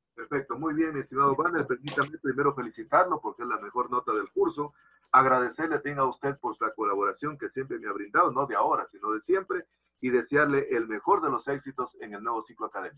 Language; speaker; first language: Spanish; native; Spanish